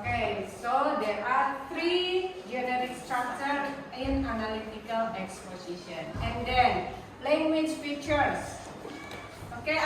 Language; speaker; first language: English; non-native, fluent; Indonesian